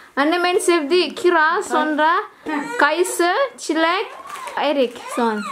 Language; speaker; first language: Turkish; non-native, learner; Indonesian